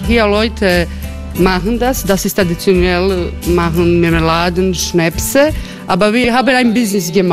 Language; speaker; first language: German; non-native, learner; Croatian